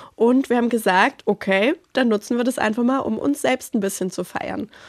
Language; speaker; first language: German; native; German